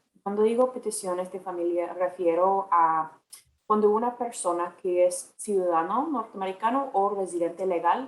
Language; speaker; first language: Spanish; non-native, fluent; English